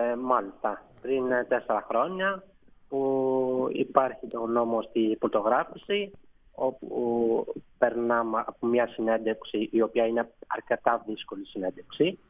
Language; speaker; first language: Greek; non-native, fluent; Persian